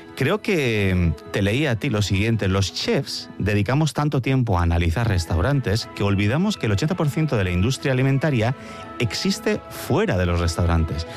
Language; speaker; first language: Spanish; native; Spanish